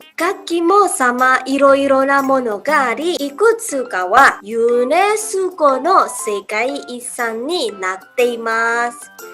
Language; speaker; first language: Japanese; non-native, learner; Indonesian